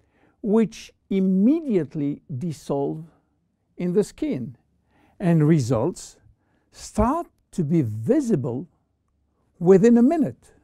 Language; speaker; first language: English; non-native, fluent; French